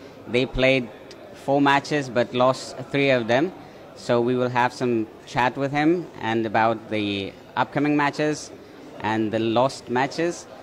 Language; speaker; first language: English; non-native, fluent; Persian